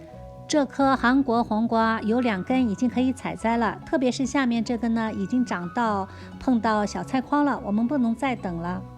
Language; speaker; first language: Chinese; native; Chinese